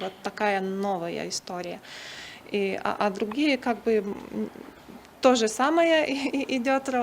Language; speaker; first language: Russian; non-native, fluent; Lithuanian